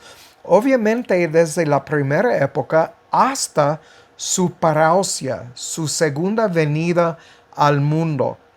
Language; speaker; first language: Spanish; non-native, fluent; English